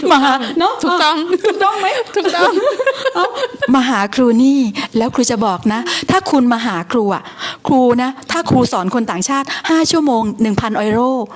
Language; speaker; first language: Thai; native; Thai